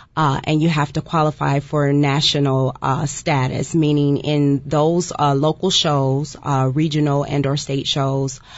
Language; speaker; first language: English; native; English